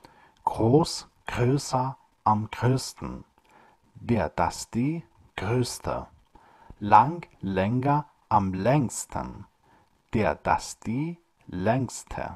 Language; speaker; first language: German; non-native, fluent; Persian